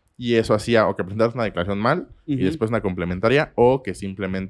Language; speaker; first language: Spanish; native; Spanish